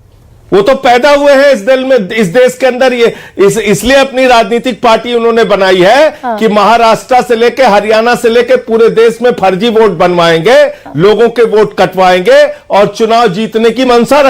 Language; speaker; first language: Hindi; native; Hindi